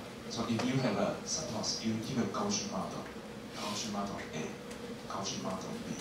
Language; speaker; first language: English; non-native, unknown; Chinese